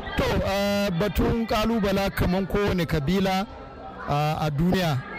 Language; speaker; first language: Hausa; non-native, local second language; Fula